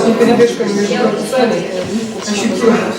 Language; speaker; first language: Russian; native; Russian